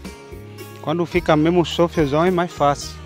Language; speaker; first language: Portuguese; non-native, learner; Vietnamese